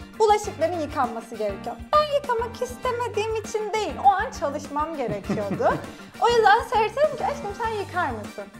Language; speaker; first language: Turkish; native; Turkish